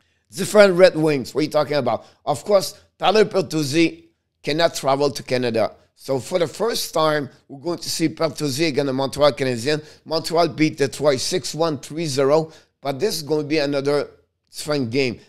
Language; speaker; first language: English; non-native, fluent; French